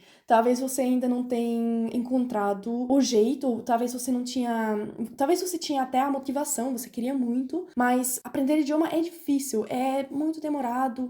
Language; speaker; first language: Portuguese; non-native, fluent; German